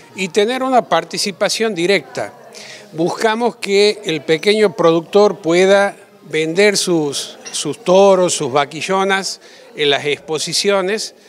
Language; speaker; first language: Spanish; native; Spanish